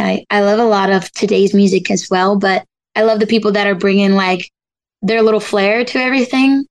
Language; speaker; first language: English; native; English